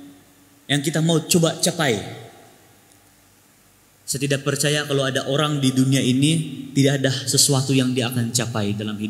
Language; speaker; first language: Malay; native; Malay